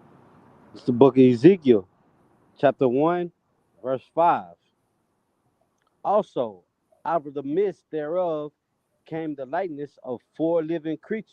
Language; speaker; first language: English; native; English